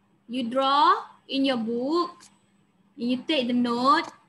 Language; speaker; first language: English; non-native, local second language; Malay